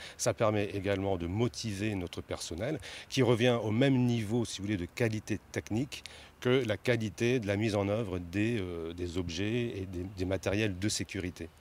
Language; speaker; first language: French; native; French